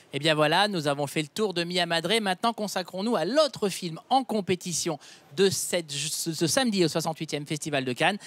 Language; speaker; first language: French; native; French